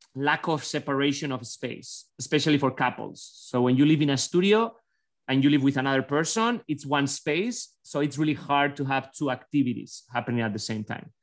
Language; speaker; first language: English; non-native, fluent; Spanish